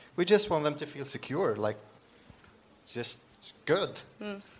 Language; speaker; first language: English; non-native, fluent; Arabic